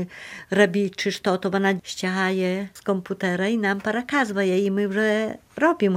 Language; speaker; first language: Polish; non-native, local second language; Belarusian